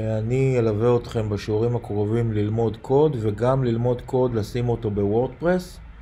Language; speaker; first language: Hebrew; native; Hebrew